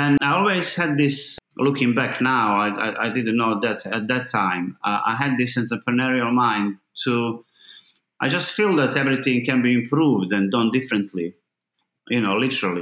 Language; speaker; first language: English; non-native, fluent; Bosnian